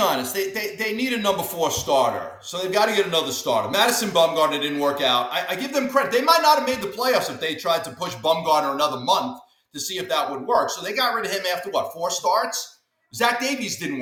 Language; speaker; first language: English; native; English